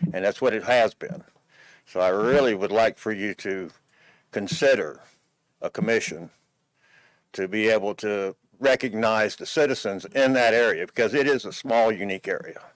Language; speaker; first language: English; native; English